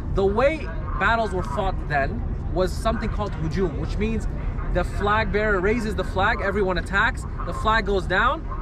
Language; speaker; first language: English; native; English